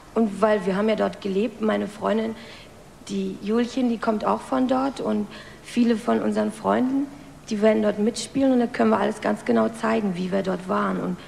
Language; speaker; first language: German; native; German